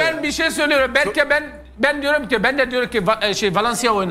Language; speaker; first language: Turkish; non-native, learner; French